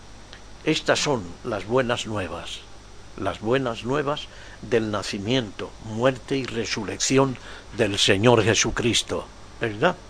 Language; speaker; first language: Spanish; native; Spanish